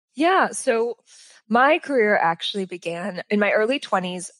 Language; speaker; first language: English; native; English